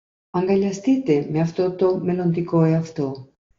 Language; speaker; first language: Greek; native; Greek